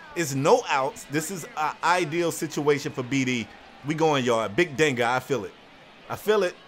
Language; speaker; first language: English; native; English